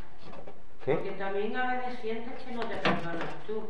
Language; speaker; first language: Spanish; native; Spanish